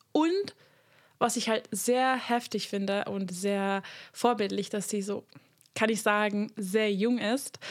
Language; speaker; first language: German; non-native, fluent; Hungarian